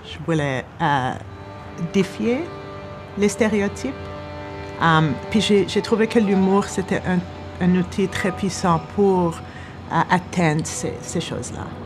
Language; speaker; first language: French; early bilingual, heritage; French